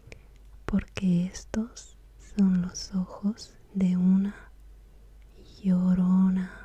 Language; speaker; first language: Spanish; non-native, fluent; Russian